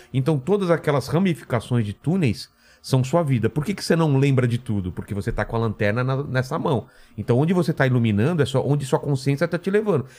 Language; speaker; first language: Portuguese; native; Portuguese